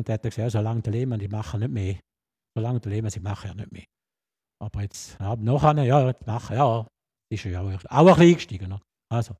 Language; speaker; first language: German; native; German